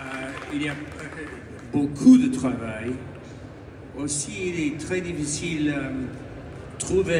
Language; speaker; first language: French; non-native, learner; English